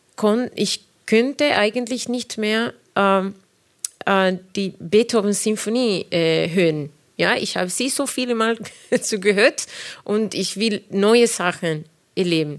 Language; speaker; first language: German; non-native, fluent; Spanish